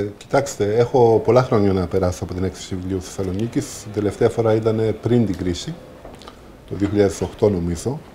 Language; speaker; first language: Greek; early bilingual, heritage; Greek